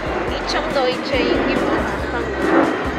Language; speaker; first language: Korean; non-native, learner; Spanish